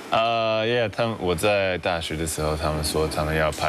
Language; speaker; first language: Chinese; early bilingual, heritage; English